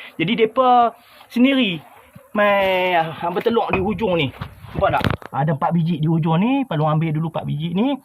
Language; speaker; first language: Malay; native; Malay